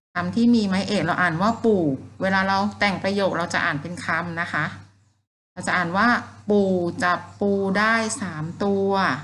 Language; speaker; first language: Thai; native; Thai